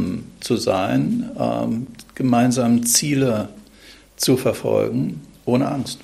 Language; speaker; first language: German; native; German